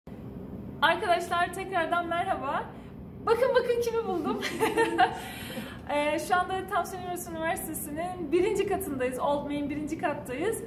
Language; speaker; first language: Turkish; native; Turkish